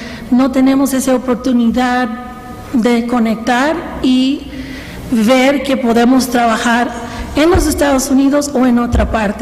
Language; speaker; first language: Spanish; early bilingual, heritage; Spanish